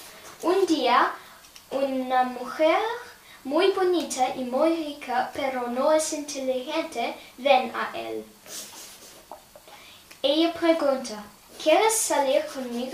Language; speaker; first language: Spanish; non-native, learner; English